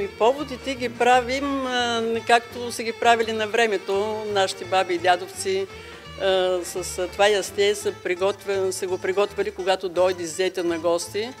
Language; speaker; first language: Bulgarian; native; Bulgarian